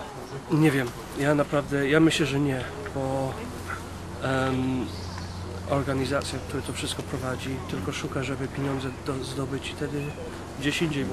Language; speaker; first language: Polish; early bilingual, heritage; Polish